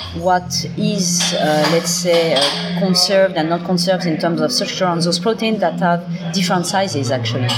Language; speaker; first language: English; non-native, fluent; French